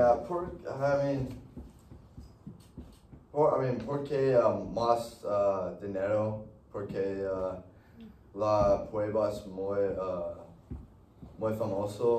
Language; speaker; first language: Spanish; non-native, learner; English